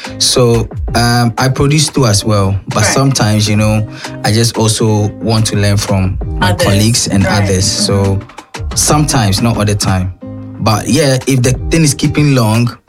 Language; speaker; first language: English; non-native, local second language; Akan